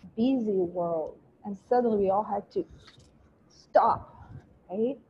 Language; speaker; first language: English; non-native, fluent; Portuguese